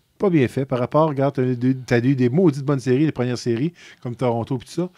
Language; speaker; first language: French; native; French